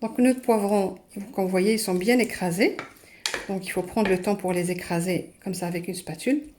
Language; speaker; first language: French; non-native, local second language; Arabic